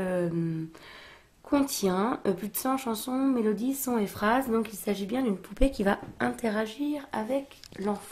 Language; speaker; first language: French; native; French